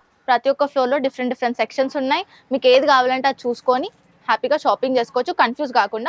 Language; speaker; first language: Telugu; native; Telugu